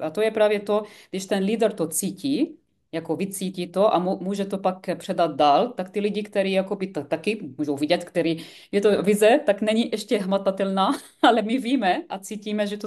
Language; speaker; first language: Czech; non-native, fluent; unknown